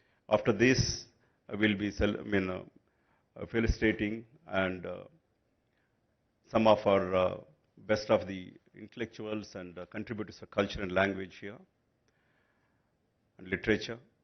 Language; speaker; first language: English; non-native, local second language; Telugu